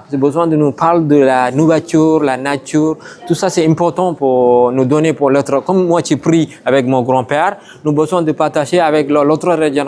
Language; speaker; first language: French; non-native, learner; Tamil